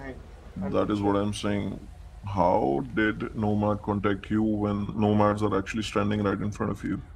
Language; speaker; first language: English; non-native, local second language; Hindi